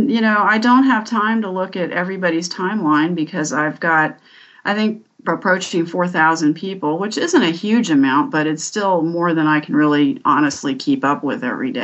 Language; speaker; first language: English; native; English